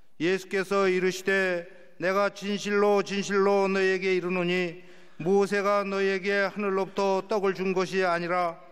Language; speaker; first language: Korean; native; Korean